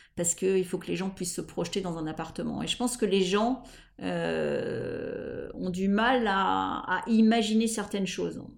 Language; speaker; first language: French; native; French